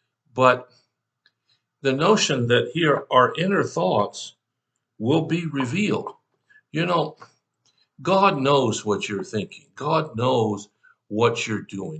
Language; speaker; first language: English; native; English